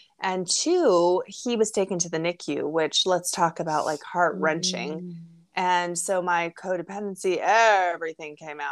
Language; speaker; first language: English; native; English